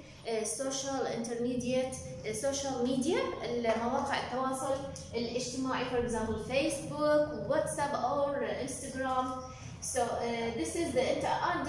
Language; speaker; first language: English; non-native, fluent; Arabic